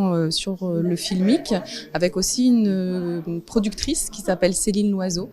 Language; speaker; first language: French; native; French